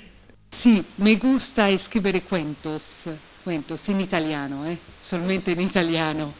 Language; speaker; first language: Spanish; non-native, learner; Italian